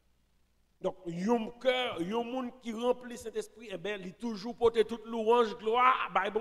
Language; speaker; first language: French; non-native, local second language; Haitian Creole